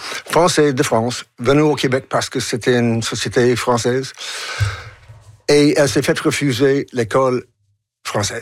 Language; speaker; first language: French; non-native, local second language; English